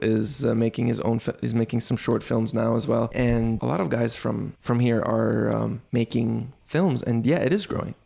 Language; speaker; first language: English; early bilingual, other home language; Arabic